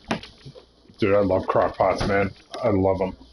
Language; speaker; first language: English; native; English